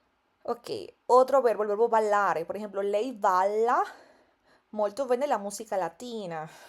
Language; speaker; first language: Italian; non-native, fluent; Spanish